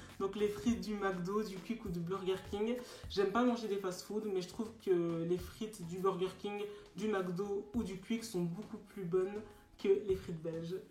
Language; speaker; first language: French; native; French